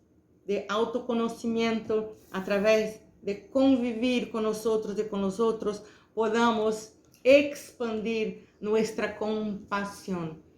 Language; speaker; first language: Spanish; non-native, fluent; Portuguese